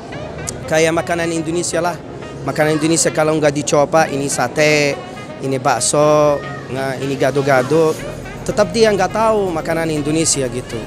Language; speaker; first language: Indonesian; non-native, fluent; Arabic